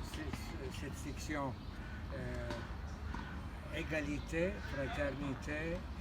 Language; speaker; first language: French; non-native, fluent; Turkish